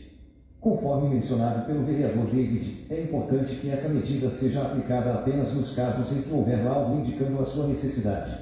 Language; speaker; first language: Portuguese; native; Portuguese